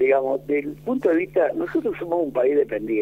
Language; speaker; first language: Spanish; native; Spanish